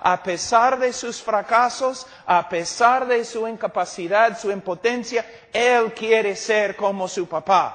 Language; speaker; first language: Spanish; non-native, fluent; English